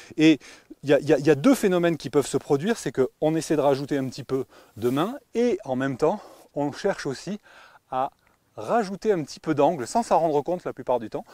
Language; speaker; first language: French; native; French